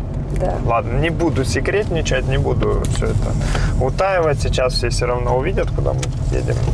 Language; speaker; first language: Russian; native; Russian